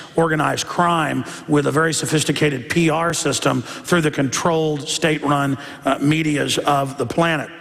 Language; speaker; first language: English; native; English